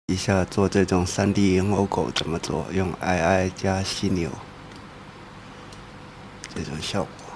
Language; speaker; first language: Chinese; native; Chinese